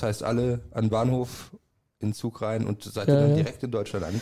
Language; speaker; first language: German; native; German